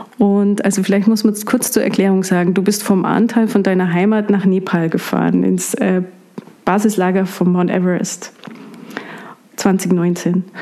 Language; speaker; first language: German; native; German